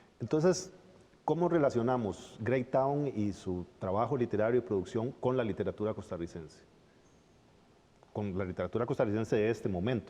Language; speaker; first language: Spanish; native; Spanish